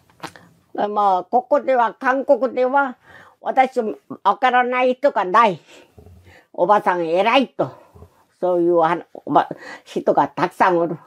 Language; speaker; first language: Japanese; non-native, learner; Korean